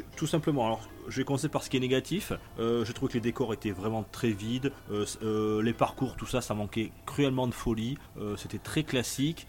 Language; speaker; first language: French; native; French